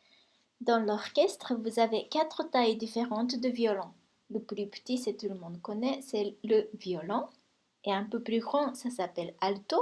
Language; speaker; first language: French; non-native, fluent; Japanese